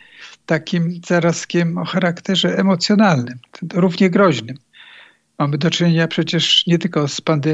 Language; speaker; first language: Polish; native; Polish